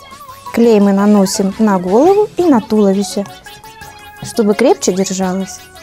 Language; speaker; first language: Russian; native; Russian